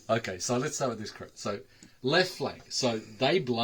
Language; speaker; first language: English; native; English